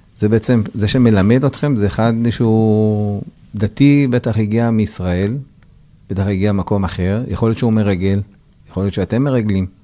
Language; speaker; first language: Hebrew; non-native, fluent; Persian